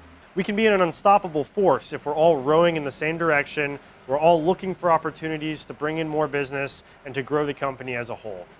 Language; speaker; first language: English; native; English